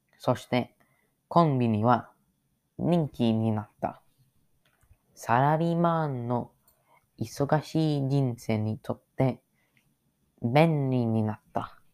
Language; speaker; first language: Japanese; non-native, learner; English